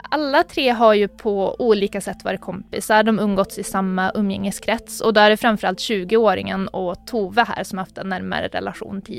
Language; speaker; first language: Swedish; native; Swedish